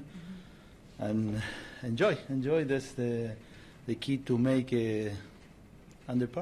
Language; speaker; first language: English; non-native, learner; Spanish